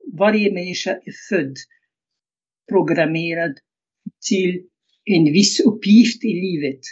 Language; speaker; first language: Swedish; non-native, fluent; Arabic